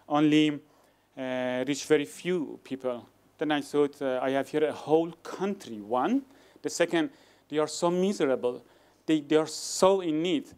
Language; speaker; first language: English; non-native, fluent; Persian